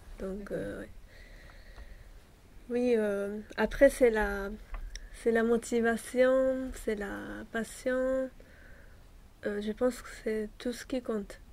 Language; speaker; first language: French; non-native, fluent; Japanese